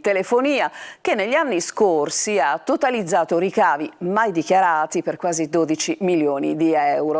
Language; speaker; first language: Italian; native; Italian